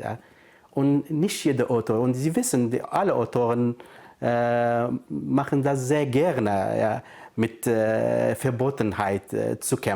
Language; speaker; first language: German; non-native, fluent; Kurdish